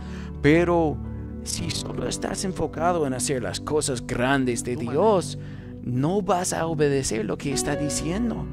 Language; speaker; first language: Spanish; non-native, fluent; English